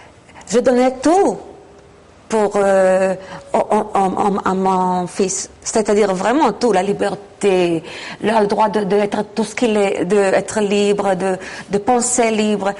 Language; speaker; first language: French; non-native, fluent; Hebrew